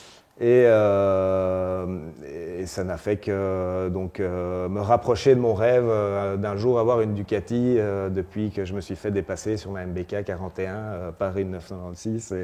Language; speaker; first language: French; native; French